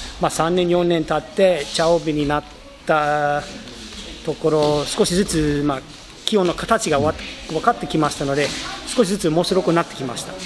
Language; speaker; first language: Japanese; non-native, fluent; English